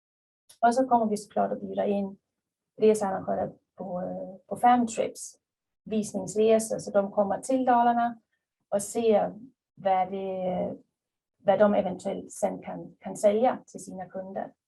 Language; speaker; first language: Swedish; native; Swedish